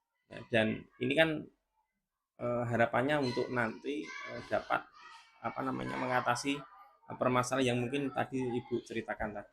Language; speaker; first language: Indonesian; native; Indonesian